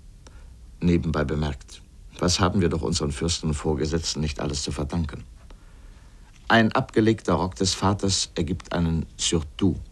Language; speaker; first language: German; native; German